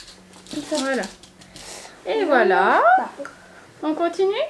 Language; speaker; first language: French; native; French